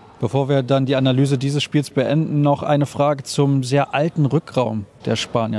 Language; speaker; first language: German; native; German